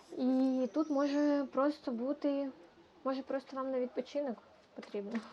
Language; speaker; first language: Ukrainian; non-native, local second language; Russian